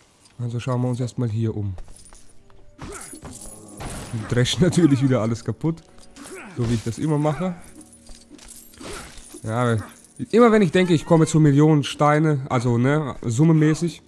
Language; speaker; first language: German; native; German